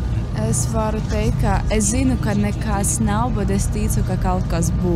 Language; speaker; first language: Latvian; non-native, local second language; Russian